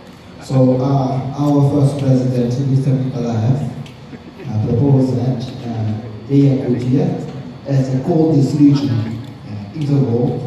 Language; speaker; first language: English; non-native, learner; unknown